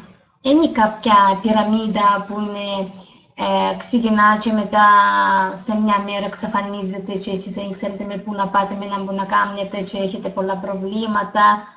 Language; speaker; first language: Greek; non-native, learner; Russian